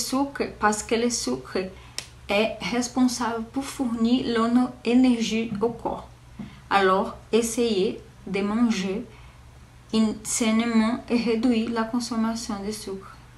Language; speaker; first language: French; non-native, learner; Portuguese